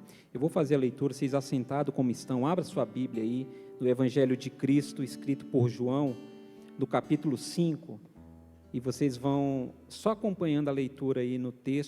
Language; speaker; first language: Portuguese; native; Portuguese